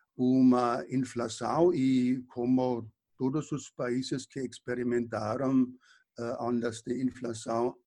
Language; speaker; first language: Portuguese; non-native, fluent; German